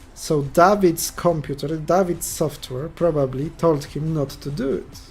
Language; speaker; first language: English; non-native, fluent; Polish